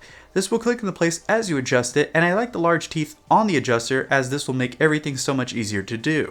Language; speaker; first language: English; native; English